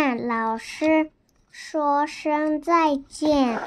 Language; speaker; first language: Chinese; non-native, learner; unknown